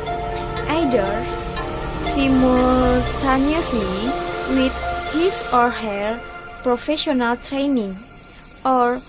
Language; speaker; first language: English; non-native, learner; Indonesian